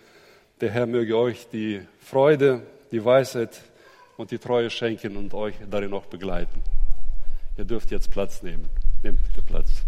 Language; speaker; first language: German; native; German